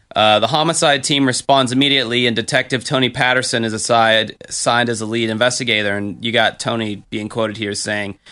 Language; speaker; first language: English; native; English